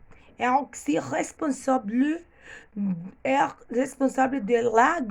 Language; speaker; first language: French; non-native, learner; Spanish